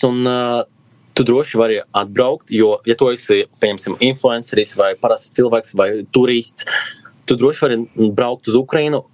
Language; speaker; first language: Latvian; non-native, local second language; Russian